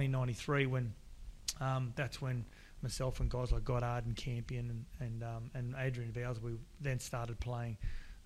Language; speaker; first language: English; native; English